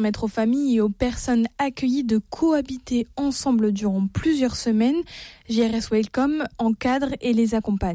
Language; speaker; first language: French; native; French